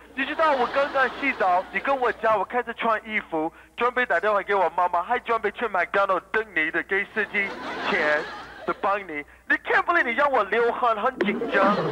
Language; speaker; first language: Chinese; non-native, learner; English